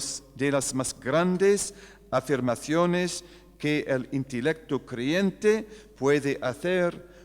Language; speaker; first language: Spanish; non-native, fluent; English